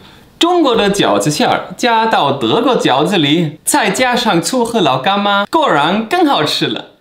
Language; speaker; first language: Chinese; non-native, fluent; German